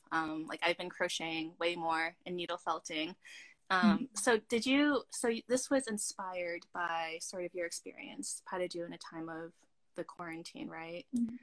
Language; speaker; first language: English; native; English